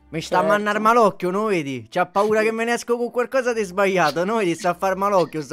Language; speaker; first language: Italian; native; Italian